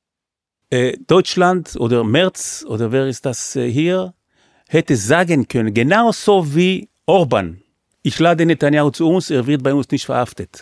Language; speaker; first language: German; non-native, fluent; Hebrew